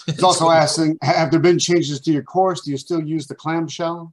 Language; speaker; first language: English; native; English